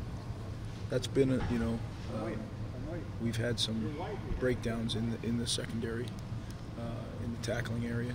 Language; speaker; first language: English; native; English